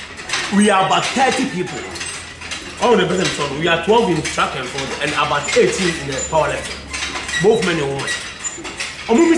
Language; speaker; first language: English; non-native, local second language; Akan